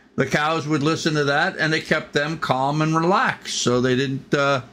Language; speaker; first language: English; native; English